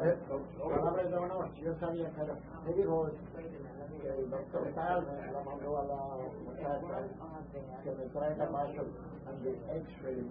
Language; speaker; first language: Spanish; early bilingual, heritage; Ladino